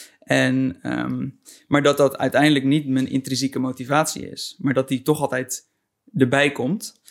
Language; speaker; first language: Dutch; native; Dutch